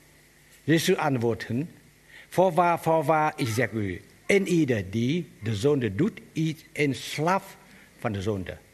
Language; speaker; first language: Dutch; non-native, learner; Vietnamese